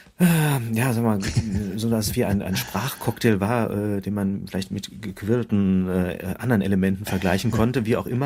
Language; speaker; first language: German; native; German